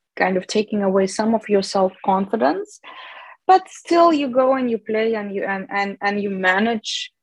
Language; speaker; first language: English; non-native, fluent; Russian